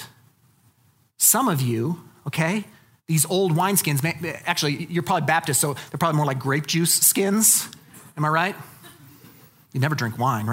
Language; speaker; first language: English; native; English